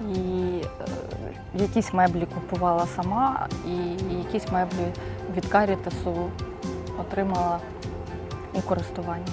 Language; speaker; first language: Ukrainian; native; Ukrainian